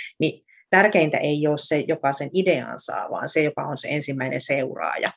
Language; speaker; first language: Finnish; native; Finnish